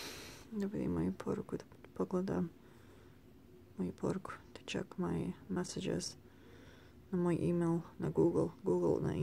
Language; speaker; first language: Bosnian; early bilingual, heritage; Bosnian